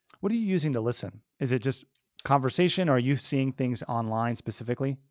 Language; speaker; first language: English; native; English